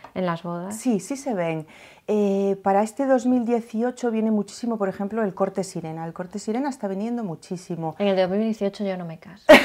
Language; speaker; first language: Spanish; native; Spanish